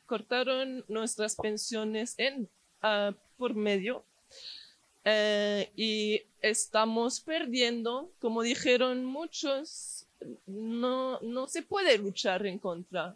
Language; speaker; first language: Spanish; non-native, fluent; English